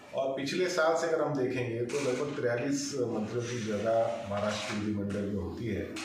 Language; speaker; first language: Hindi; non-native, local second language; Marathi